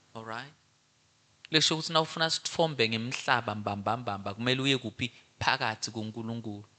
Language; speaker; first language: Zulu; non-native, local second language; Swati